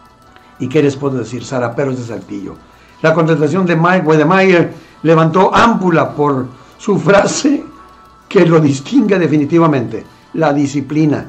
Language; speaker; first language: Spanish; native; Spanish